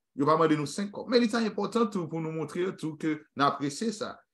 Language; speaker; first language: French; native; French